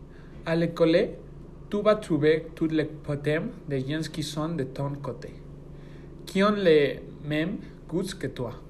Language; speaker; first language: French; non-native, learner; Spanish